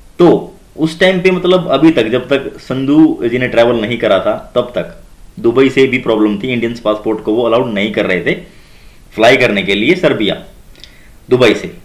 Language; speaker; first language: Hindi; native; Hindi